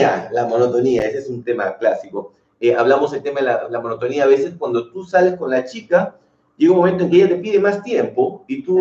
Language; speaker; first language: Spanish; native; Spanish